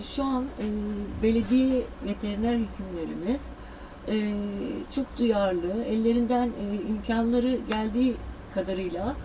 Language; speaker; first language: Turkish; native; Turkish